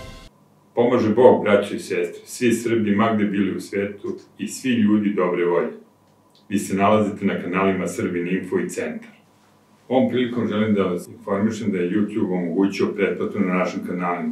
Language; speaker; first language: Croatian; native; Croatian